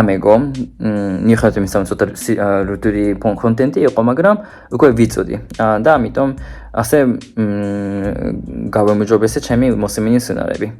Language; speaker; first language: Georgian; non-native, fluent; Japanese